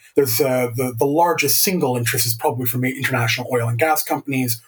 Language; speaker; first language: English; native; English